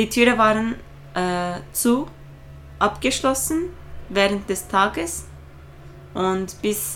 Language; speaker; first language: German; non-native, fluent; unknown